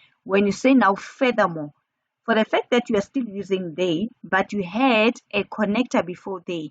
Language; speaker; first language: English; non-native, local second language; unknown